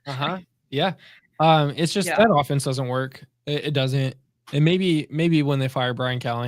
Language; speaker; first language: English; native; English